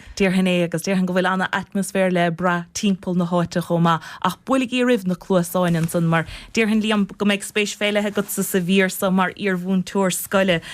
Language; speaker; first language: Irish; native; Irish